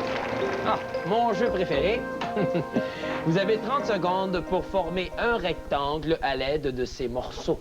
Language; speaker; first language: French; native; French